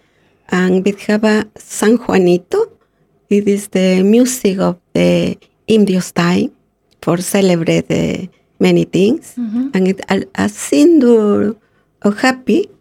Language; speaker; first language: English; non-native, learner; Spanish